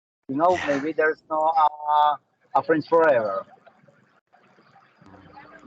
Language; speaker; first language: English; non-native, learner; Spanish